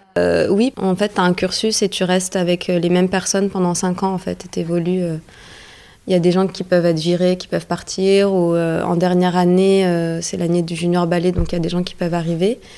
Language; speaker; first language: French; early bilingual, other home language; Arabic